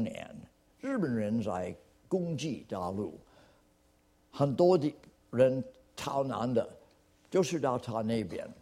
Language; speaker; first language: Chinese; non-native, fluent; English